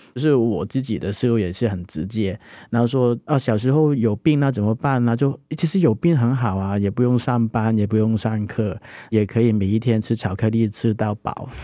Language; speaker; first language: Chinese; non-native, local second language; Cantonese